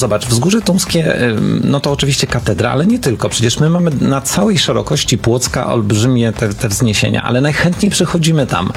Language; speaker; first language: Polish; native; Polish